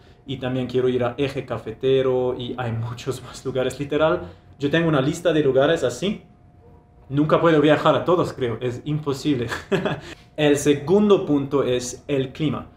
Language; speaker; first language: Spanish; non-native, fluent; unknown